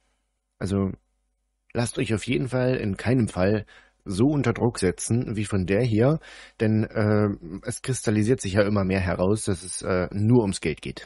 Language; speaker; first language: German; native; German